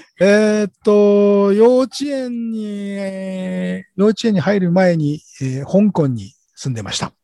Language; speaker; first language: Japanese; native; Japanese